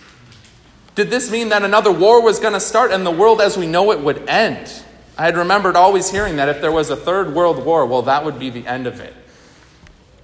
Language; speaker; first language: English; native; English